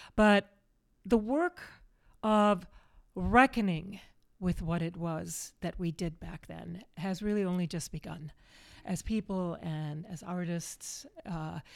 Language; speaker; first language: English; early bilingual, other home language; German